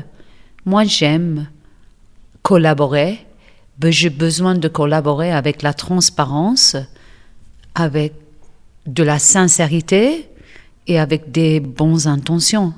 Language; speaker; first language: French; non-native, fluent; English